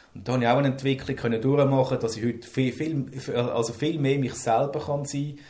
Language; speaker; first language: German; native; German